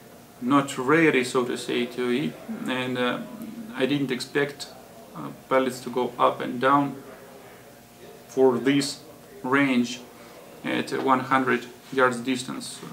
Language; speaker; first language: English; non-native, fluent; Russian